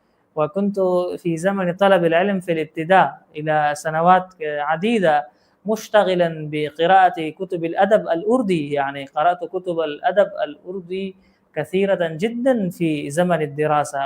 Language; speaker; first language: Arabic; non-native, fluent; Urdu